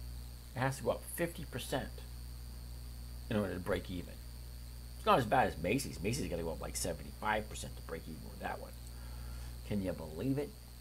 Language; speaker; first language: English; native; English